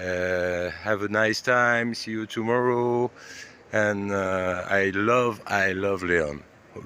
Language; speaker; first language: English; non-native, learner; French